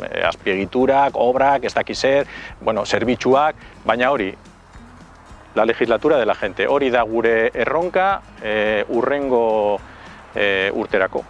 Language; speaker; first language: Basque; non-native, local second language; Spanish